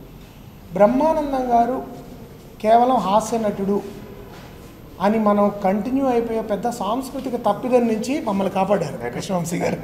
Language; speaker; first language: Telugu; native; Telugu